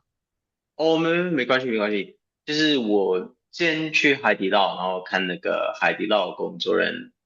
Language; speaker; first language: Chinese; non-native, fluent; English